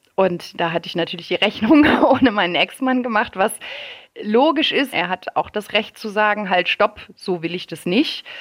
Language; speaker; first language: German; early bilingual, other home language; French